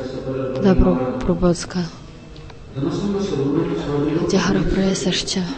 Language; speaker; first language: Russian; non-native, learner; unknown